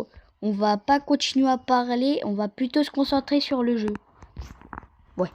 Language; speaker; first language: French; native; French